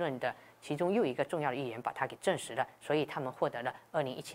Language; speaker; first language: Chinese; native; Chinese